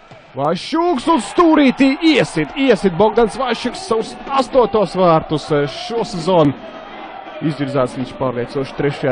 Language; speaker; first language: Latvian; native; Latvian